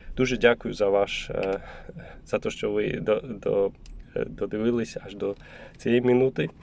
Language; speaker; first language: Ukrainian; non-native, learner; Polish